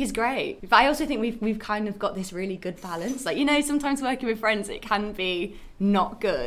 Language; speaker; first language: English; native; English